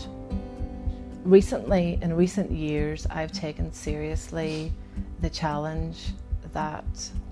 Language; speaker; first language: English; native; English